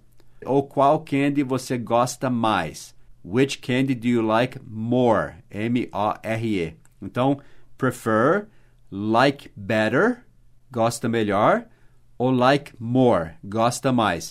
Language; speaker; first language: Portuguese; non-native, fluent; English